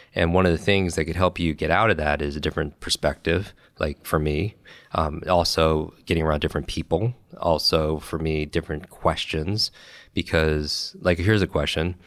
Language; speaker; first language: English; native; English